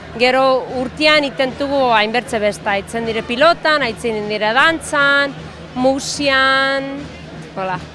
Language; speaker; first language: Basque; early bilingual, heritage; Basque